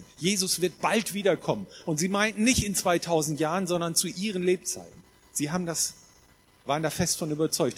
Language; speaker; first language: German; native; German